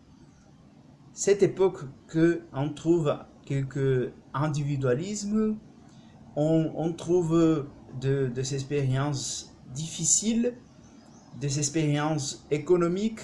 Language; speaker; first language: French; non-native, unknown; Spanish